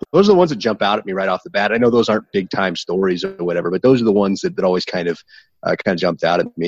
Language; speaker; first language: English; native; English